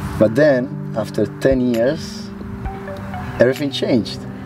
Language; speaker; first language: English; non-native, fluent; Italian